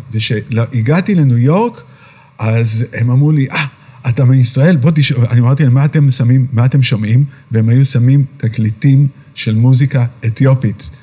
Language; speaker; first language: Hebrew; native; Hebrew